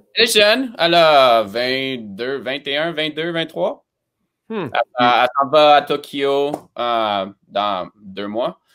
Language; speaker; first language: French; early bilingual, other home language; Romanian